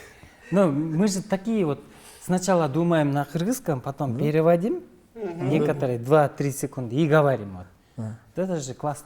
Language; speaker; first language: Russian; non-native, local second language; Kyrgyz